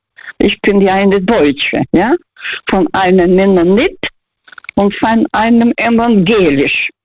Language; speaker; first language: German; early bilingual, heritage; German